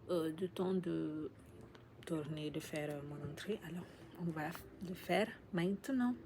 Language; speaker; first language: French; non-native, learner; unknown